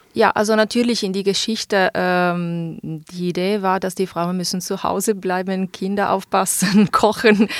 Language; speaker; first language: German; non-native, fluent; Italian